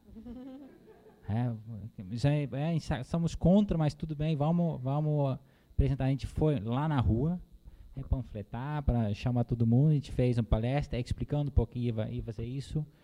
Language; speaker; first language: Portuguese; non-native, fluent; Dutch